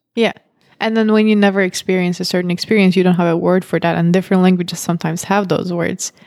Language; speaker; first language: English; non-native, fluent; Russian